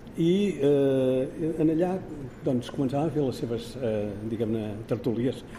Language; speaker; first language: Catalan; native; Catalan